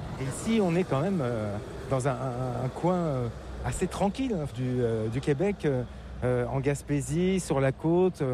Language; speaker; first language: French; native; French